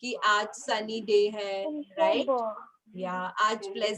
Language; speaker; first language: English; non-native, local second language; Hindi